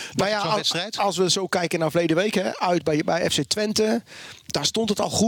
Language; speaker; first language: Dutch; native; Dutch